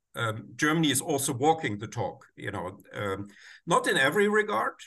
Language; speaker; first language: English; non-native, fluent; German